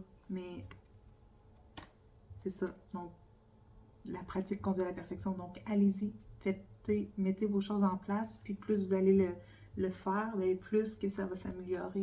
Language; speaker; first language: French; native; French